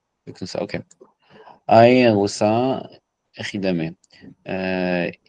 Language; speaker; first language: French; native; French